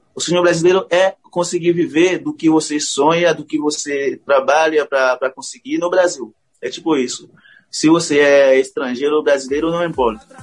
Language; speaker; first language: Portuguese; non-native, fluent; Haitian Creole